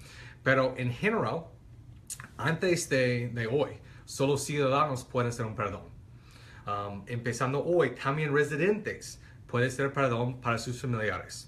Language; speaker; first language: Spanish; non-native, fluent; English